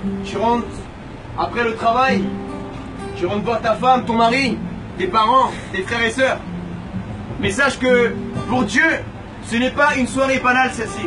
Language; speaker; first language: French; native; French